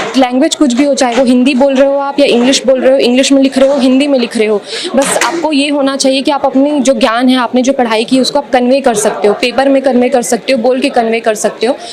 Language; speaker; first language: Hindi; native; Hindi